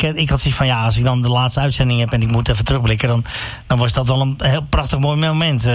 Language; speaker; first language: Dutch; native; Dutch